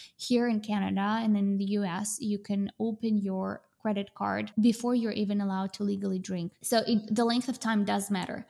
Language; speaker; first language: English; non-native, fluent; Russian